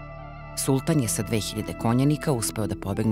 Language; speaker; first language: Serbian; native; Serbian